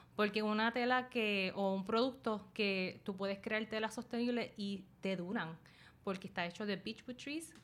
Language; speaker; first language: Spanish; early bilingual, other home language; Chinese